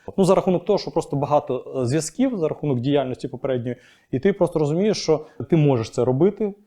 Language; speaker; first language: Ukrainian; non-native, local second language; Russian